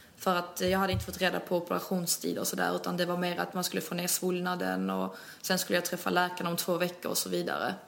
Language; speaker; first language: Swedish; early bilingual, other home language; Albanian